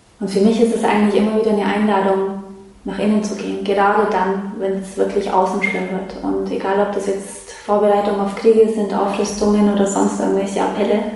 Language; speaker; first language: German; early bilingual, other home language; Polish